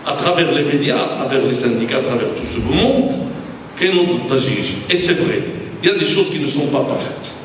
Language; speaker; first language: French; non-native, local second language; Arabic